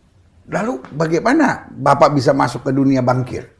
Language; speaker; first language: Indonesian; native; Indonesian